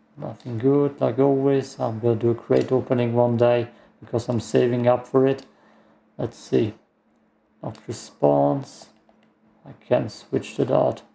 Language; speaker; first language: English; non-native, fluent; German